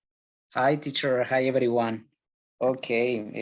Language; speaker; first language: English; non-native, learner; Spanish